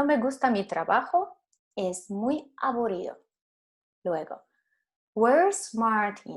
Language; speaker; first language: Spanish; non-native, fluent; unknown